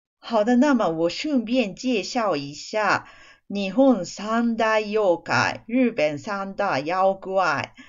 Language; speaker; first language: Chinese; non-native, fluent; Japanese